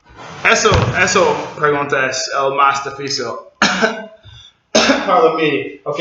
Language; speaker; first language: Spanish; non-native, learner; English